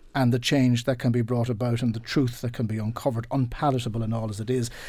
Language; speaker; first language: English; native; English